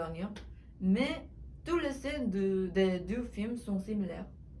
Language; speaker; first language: French; non-native, learner; Korean